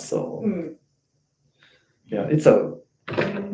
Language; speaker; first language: English; non-native, learner; Japanese